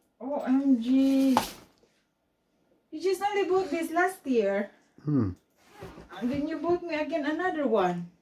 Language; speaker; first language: English; non-native, learner; Filipino